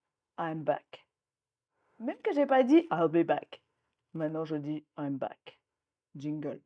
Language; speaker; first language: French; native; French